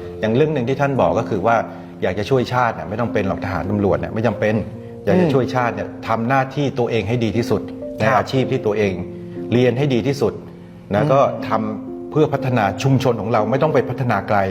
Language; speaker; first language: Thai; native; Thai